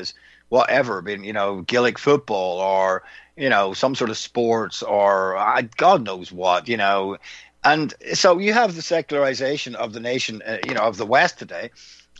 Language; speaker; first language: English; native; English